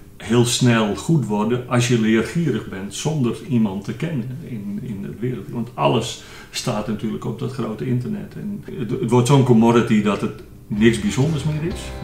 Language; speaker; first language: Dutch; non-native, local second language; Western Frisian